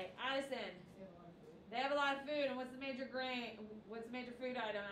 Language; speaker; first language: English; native; English